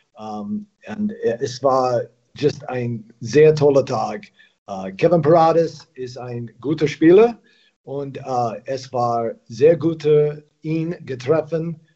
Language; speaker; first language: German; non-native, learner; English